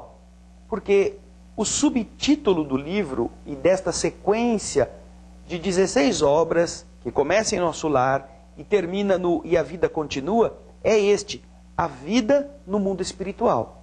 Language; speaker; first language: Portuguese; native; Portuguese